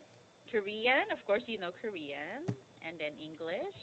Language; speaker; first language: English; non-native, fluent; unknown